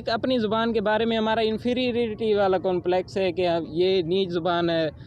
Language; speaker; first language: Urdu; non-native, local second language; Punjabi